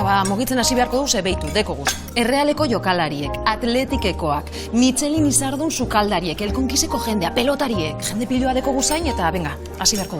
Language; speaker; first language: Basque; native; Basque